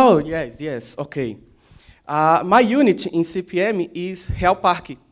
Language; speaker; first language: English; non-native, learner; Portuguese